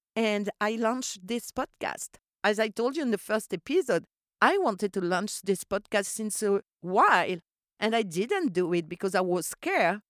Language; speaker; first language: English; non-native, fluent; French